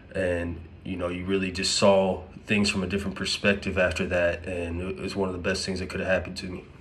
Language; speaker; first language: English; native; English